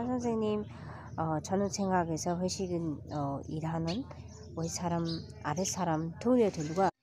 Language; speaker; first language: Korean; non-native, learner; Nepali